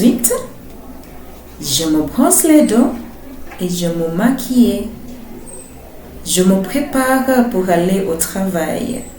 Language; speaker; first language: French; non-native, fluent; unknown